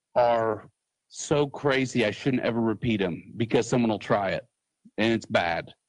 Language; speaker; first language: English; native; English